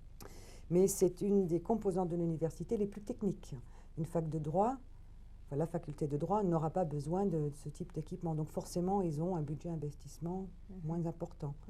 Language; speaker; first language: French; native; French